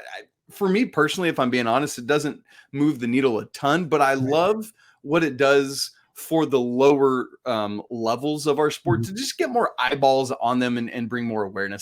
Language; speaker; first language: English; native; English